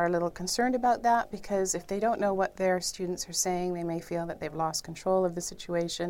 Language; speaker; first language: English; native; English